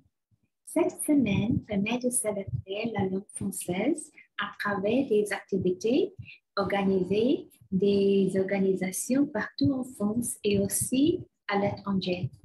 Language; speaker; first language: French; non-native, learner; Chinese